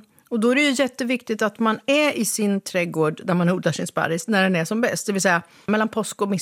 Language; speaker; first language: Swedish; native; Swedish